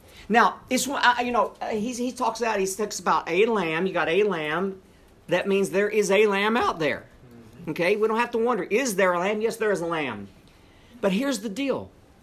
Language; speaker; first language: English; native; English